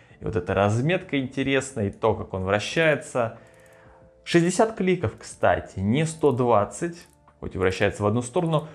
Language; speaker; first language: Russian; native; Russian